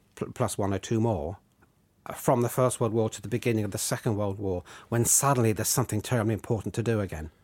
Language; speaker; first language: English; native; English